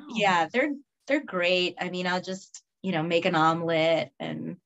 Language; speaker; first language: English; early bilingual, other home language; Spanish